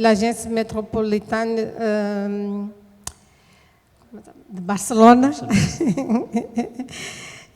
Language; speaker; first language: French; non-native, fluent; Portuguese